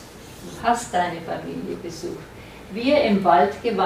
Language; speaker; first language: German; non-native, fluent; English